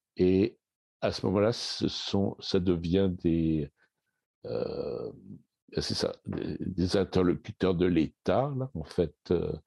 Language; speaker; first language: French; native; French